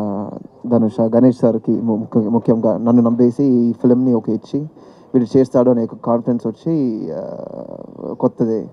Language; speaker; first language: Telugu; non-native, learner; Tamil